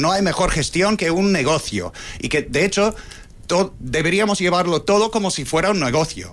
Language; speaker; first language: Spanish; non-native, fluent; English